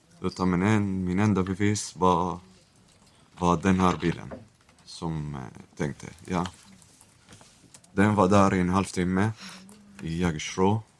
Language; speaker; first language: Swedish; non-native, fluent; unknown